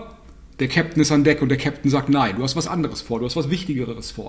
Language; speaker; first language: German; native; German